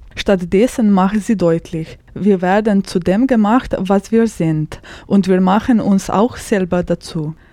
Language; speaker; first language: German; native; German